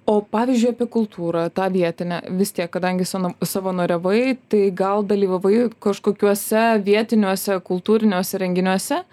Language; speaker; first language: Lithuanian; native; Lithuanian